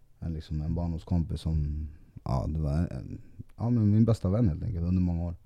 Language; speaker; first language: Swedish; early bilingual, other home language; Spanish